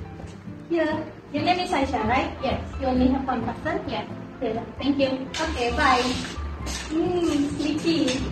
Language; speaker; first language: English; non-native, local second language; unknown